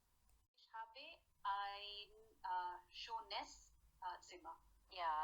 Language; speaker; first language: German; non-native, learner; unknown